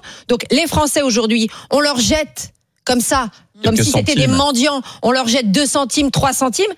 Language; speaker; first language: French; native; French